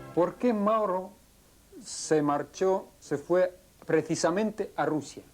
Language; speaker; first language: Spanish; non-native, fluent; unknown